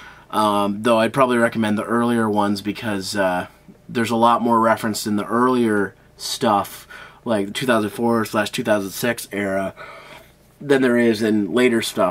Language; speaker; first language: English; native; English